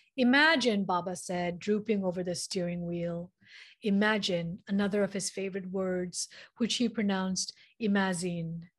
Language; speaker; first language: English; non-native, local second language; Manipuri